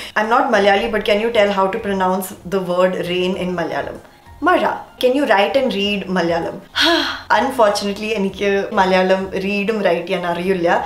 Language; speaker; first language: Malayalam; early bilingual, heritage; Malayalam